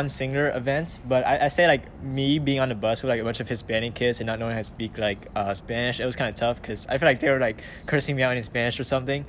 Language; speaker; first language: English; early bilingual, other home language; Vietnamese